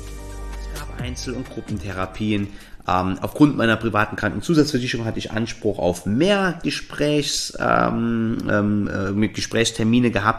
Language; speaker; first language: German; native; German